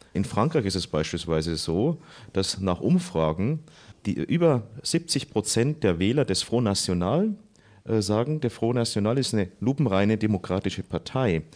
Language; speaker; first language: German; native; German